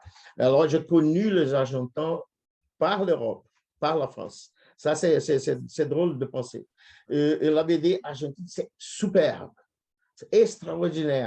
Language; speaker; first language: French; non-native, fluent; Portuguese